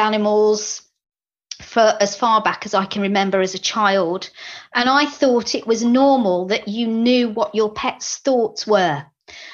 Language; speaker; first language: English; native; English